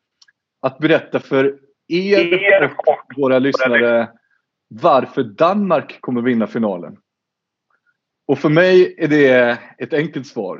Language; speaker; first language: Swedish; native; Swedish